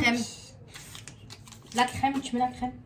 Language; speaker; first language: French; native; French